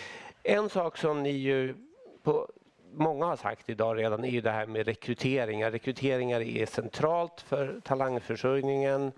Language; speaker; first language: Swedish; native; Swedish